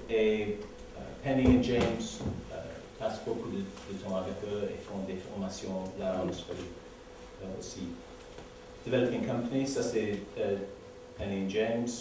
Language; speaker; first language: French; non-native, learner; English